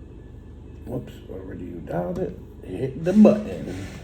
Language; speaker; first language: English; native; English